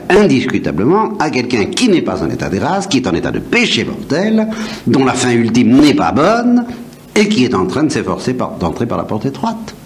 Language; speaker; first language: French; native; French